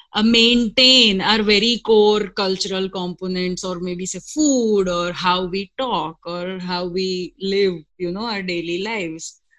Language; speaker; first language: English; non-native, local second language; Gujarati